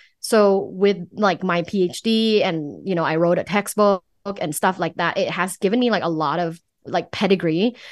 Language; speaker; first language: English; non-native, fluent; Thai